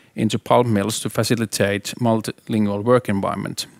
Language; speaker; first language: English; non-native, fluent; Finnish